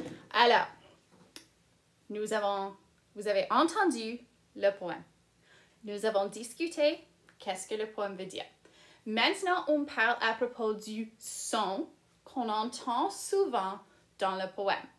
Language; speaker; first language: French; non-native, fluent; English